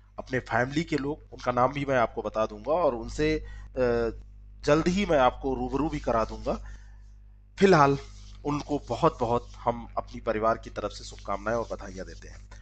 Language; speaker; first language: Hindi; native; Hindi